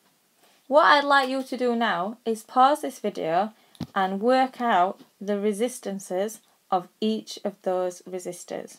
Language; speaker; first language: English; native; English